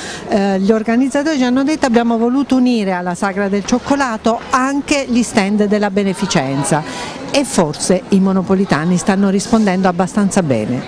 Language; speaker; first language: Italian; native; Italian